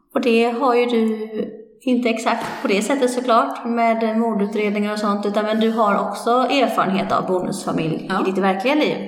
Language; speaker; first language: Swedish; early bilingual, other home language; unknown